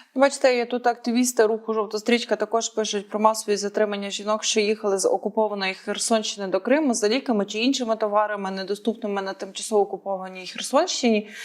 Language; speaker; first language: Ukrainian; native; Ukrainian